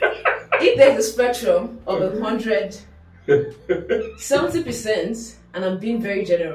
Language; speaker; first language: English; non-native, local second language; Yoruba